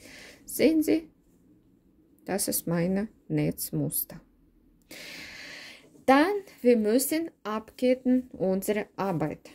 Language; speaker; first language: German; non-native, learner; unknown